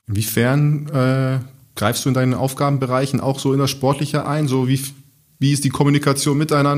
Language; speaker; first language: German; native; German